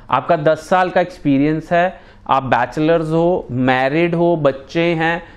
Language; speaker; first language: Hindi; non-native, local second language; Punjabi